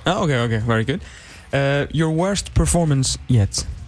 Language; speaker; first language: English; non-native, fluent; Icelandic